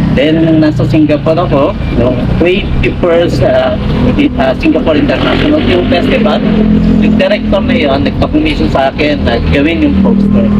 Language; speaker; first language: Filipino; native; Filipino